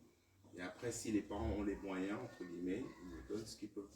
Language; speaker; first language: French; native; French